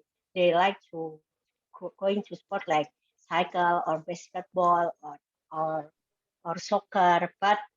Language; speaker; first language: English; non-native, learner; Indonesian